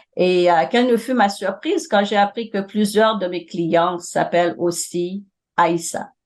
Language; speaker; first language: French; non-native, local second language; Morisyen